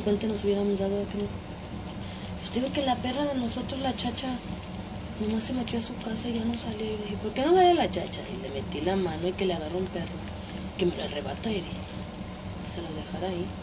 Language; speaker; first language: Spanish; native; Spanish